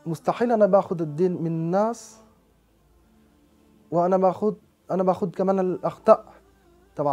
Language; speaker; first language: Arabic; non-native, fluent; French